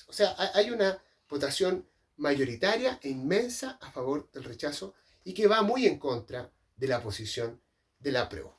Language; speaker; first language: Spanish; native; Spanish